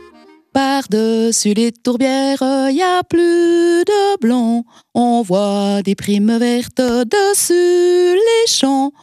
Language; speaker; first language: French; native; French